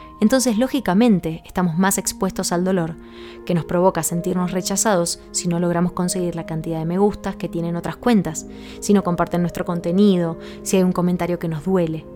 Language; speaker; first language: Spanish; native; Spanish